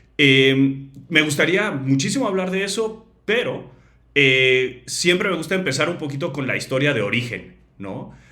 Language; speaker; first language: Spanish; native; Spanish